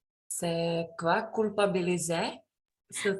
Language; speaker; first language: French; non-native, learner; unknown